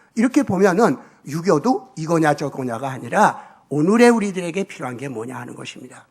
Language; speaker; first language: Korean; native; Korean